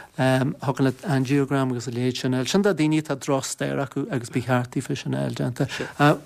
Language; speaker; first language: Irish; native; Irish